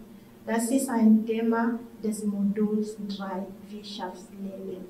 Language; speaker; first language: German; non-native, fluent; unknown